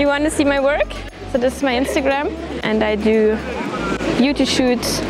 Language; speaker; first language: English; non-native, fluent; German